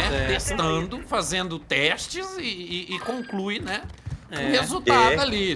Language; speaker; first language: Portuguese; native; Portuguese